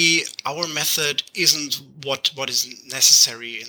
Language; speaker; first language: English; non-native, fluent; German